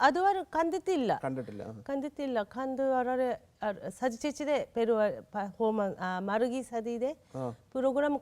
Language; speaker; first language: Malayalam; non-native, learner; Japanese